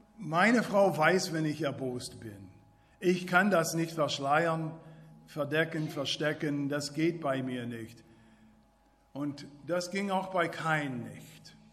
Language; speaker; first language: German; non-native, fluent; English